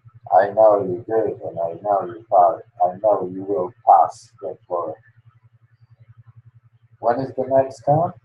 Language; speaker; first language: English; non-native, learner; Polish